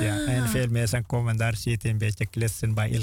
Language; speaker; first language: Dutch; non-native, learner; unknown